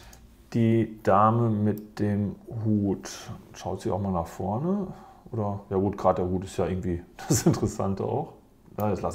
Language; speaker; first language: German; native; German